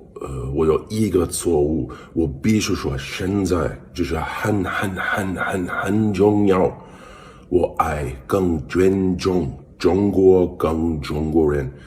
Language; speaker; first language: Chinese; non-native, learner; English